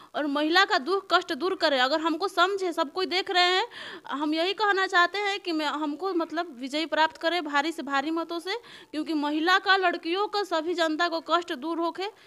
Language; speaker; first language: Hindi; native; Hindi